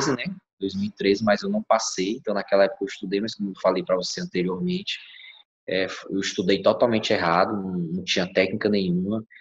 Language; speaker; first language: Portuguese; native; Portuguese